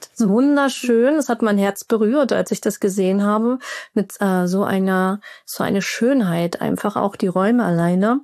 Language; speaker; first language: German; native; German